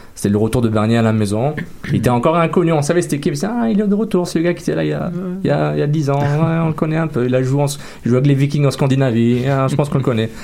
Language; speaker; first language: French; native; French